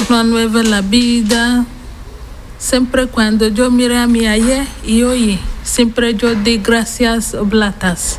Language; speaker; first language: Spanish; non-native, learner; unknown